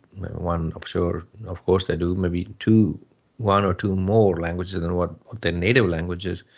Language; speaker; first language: English; non-native, local second language; Punjabi